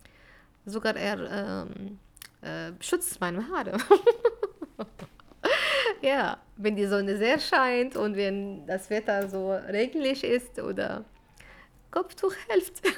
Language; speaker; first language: German; non-native, fluent; Arabic